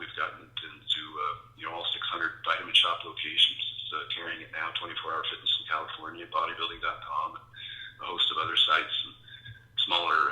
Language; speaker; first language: English; native; English